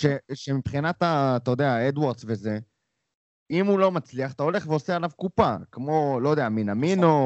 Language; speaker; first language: Hebrew; native; Hebrew